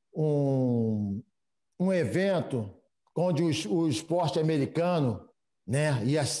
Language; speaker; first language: Portuguese; native; Portuguese